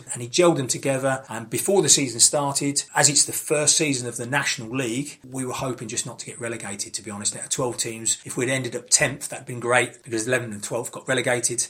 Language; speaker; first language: English; native; English